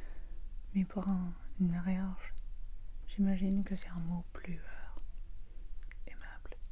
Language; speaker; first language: French; non-native, learner; English